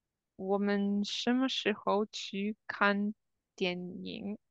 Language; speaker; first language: Chinese; non-native, learner; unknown